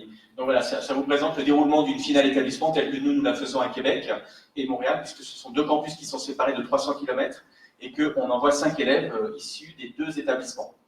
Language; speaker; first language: French; native; French